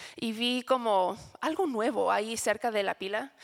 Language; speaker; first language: Spanish; non-native, fluent; English